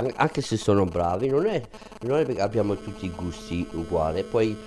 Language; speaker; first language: Italian; non-native, fluent; English